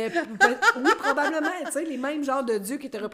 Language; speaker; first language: French; native; French